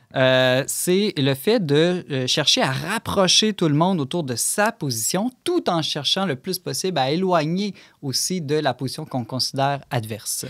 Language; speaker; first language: French; native; French